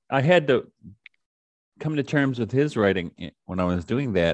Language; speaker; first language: English; native; English